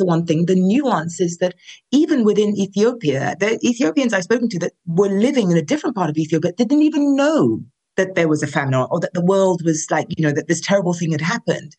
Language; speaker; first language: English; non-native, local second language; Yoruba